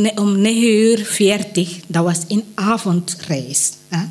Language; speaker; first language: Dutch; non-native, learner; Spanish